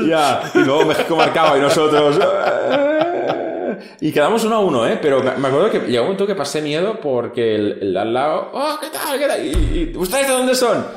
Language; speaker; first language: Spanish; non-native, local second language; Catalan